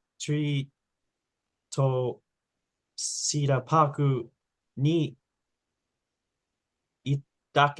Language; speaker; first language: Japanese; non-native, learner; English